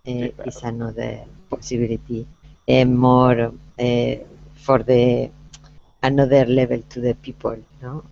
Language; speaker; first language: English; non-native, learner; Spanish